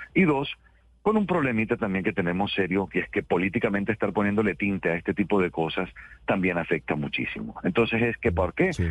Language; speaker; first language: Spanish; native; Spanish